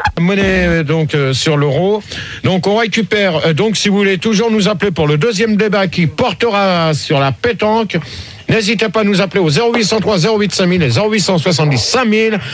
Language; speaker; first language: French; native; French